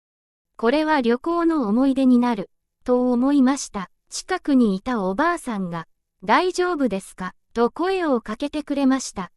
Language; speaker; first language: Japanese; non-native, fluent; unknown